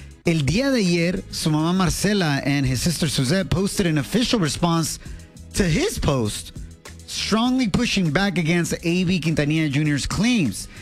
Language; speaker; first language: English; early bilingual, other home language; Spanish